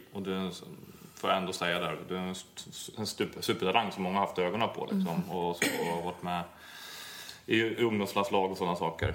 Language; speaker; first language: Swedish; native; Swedish